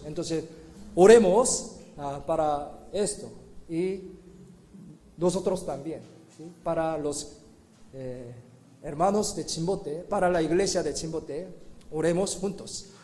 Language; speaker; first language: Spanish; non-native, fluent; Korean